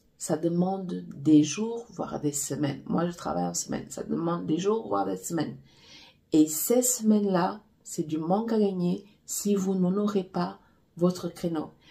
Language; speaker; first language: French; non-native, fluent; Portuguese